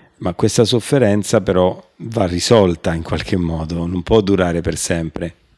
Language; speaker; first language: Italian; native; Italian